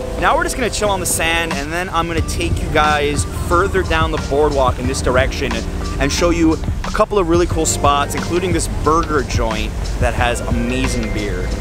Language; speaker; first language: English; native; English